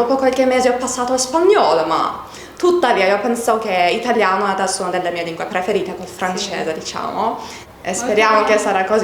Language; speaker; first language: Italian; non-native, learner; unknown